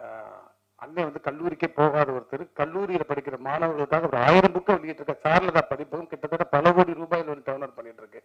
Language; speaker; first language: Tamil; native; Tamil